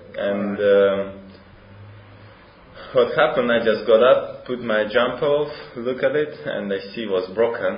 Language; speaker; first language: English; non-native, fluent; Russian